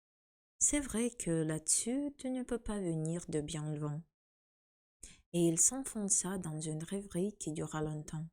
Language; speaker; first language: French; non-native, fluent; Ukrainian